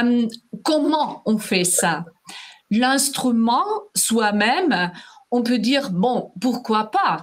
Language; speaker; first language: French; non-native, fluent; German